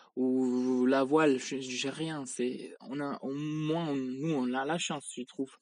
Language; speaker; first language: French; non-native, fluent; Spanish